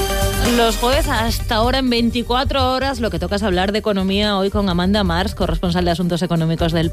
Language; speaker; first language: Spanish; native; Spanish